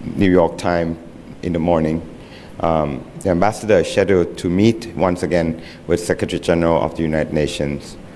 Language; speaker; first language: English; non-native, fluent; Thai